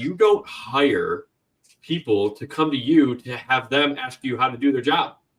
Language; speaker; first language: English; native; English